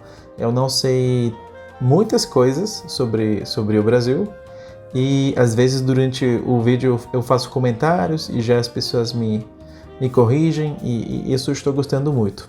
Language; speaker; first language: Portuguese; non-native, fluent; Spanish